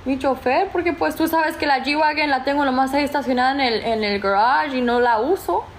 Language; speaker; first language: Spanish; early bilingual, heritage; Spanish